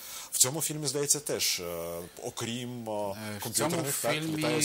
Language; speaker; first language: Ukrainian; native; Ukrainian